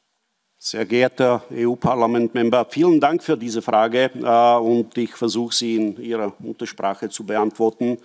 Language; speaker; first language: German; non-native, fluent; Czech